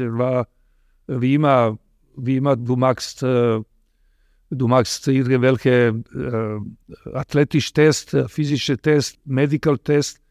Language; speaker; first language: German; non-native, fluent; Serbian